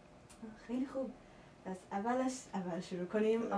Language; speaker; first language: Persian; early bilingual, heritage; Persian